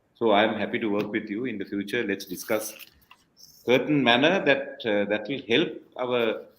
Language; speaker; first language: English; non-native, local second language; Tamil